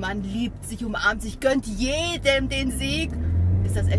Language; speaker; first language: German; early bilingual, other home language; Bosnian